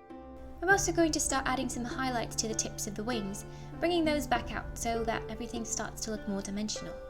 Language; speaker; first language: English; native; English